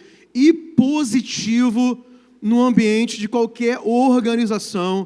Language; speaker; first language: Portuguese; native; Portuguese